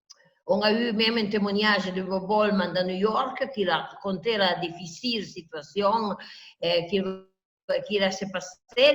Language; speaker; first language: French; non-native, fluent; Italian